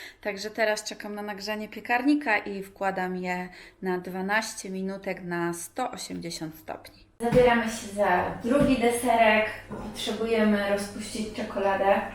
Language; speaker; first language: Polish; native; Polish